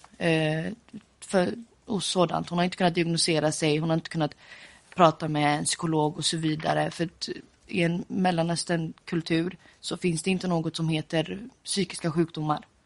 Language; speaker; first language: Swedish; early bilingual, other home language; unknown